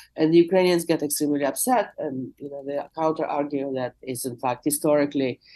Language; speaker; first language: English; non-native, fluent; Russian